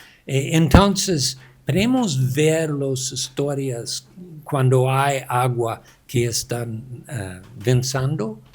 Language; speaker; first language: Spanish; non-native, learner; English